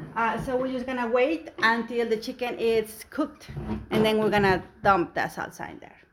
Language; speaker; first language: English; non-native, fluent; Spanish